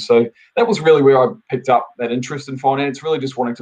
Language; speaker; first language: English; native; English